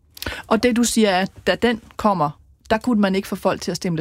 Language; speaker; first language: Danish; native; Danish